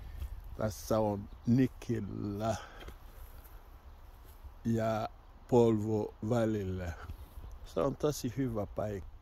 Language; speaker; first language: Finnish; non-native, learner; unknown